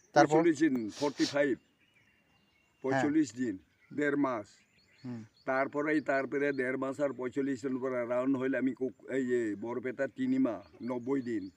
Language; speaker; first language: Bangla; non-native, local second language; Bodo